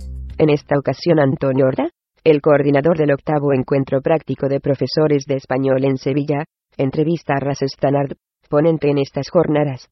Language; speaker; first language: Spanish; native; Spanish